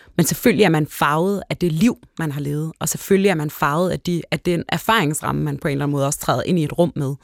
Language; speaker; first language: Danish; early bilingual, other home language; Arabic